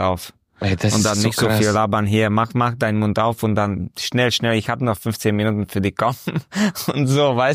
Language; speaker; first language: German; non-native, learner; Romanian